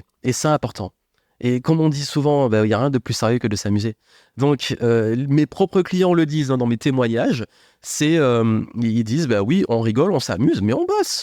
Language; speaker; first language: French; native; French